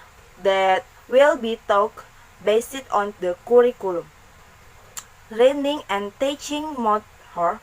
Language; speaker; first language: English; non-native, learner; Indonesian